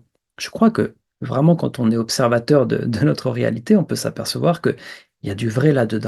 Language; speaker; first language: French; native; French